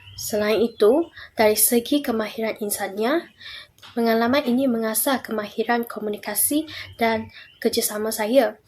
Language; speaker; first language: Malay; non-native, local second language; Chinese